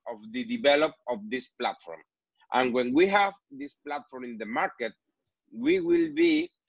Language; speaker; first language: English; non-native, learner; Spanish